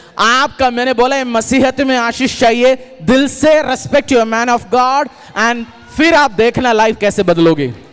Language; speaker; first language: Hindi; non-native, local second language; Malayalam